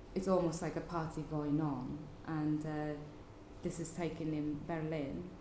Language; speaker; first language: English; non-native, fluent; Japanese